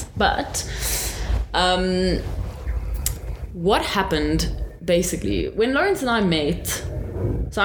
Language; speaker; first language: English; native; English